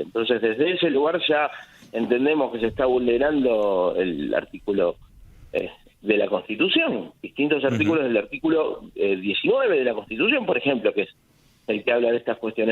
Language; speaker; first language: Spanish; native; Spanish